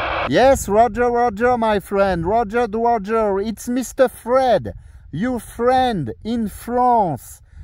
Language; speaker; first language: English; non-native, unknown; French